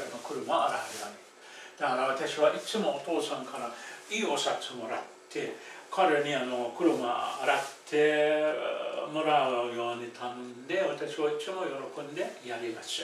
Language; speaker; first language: Japanese; non-native, fluent; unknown